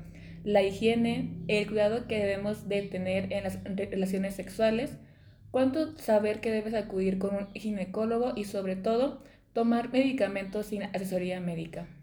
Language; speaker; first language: Spanish; native; Spanish